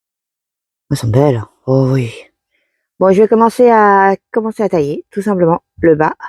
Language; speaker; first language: French; native; French